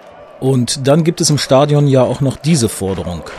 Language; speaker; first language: German; native; German